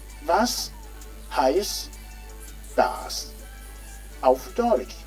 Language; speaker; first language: German; non-native, fluent; Rundi